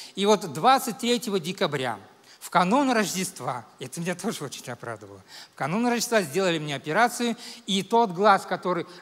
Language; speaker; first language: Russian; native; Russian